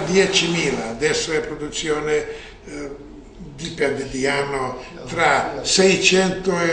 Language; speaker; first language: Italian; non-native, fluent; Serbian